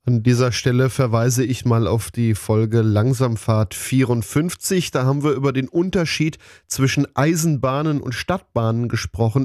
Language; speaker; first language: German; native; German